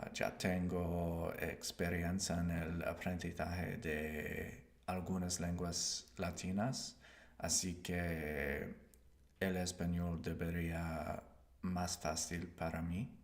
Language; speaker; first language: Spanish; non-native, learner; English